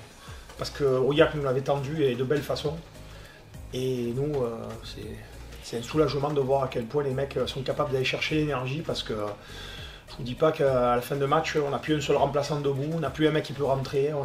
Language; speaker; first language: French; native; French